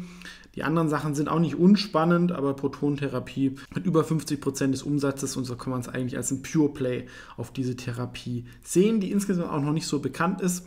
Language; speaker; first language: German; native; German